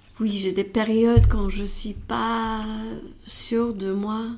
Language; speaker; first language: French; non-native, learner; Romanian